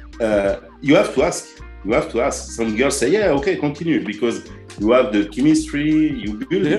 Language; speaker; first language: English; non-native, learner; French